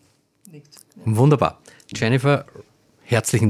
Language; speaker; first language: German; native; German